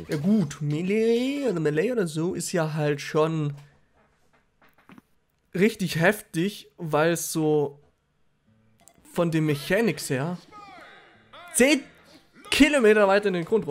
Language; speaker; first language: German; native; German